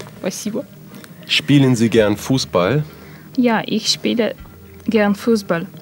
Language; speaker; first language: German; non-native, learner; Russian